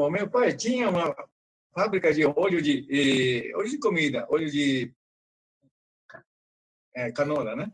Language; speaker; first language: Portuguese; non-native, learner; Japanese